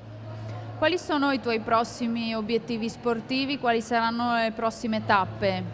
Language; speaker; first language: Italian; native; Italian